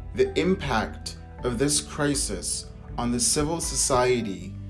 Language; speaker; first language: English; native; English